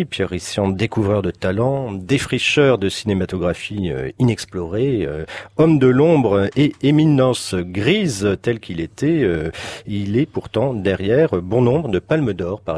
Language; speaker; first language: French; native; French